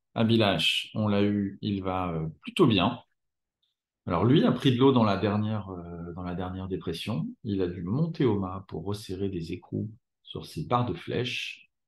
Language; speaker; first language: French; native; French